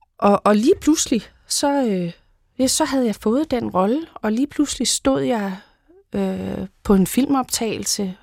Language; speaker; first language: Danish; native; Danish